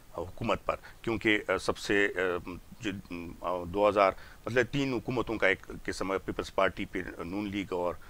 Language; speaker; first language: Urdu; non-native, local second language; Pashto